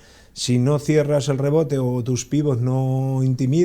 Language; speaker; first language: Spanish; native; Spanish